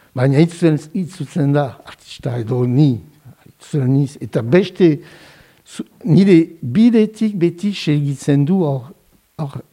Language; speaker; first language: Basque; non-native, local second language; French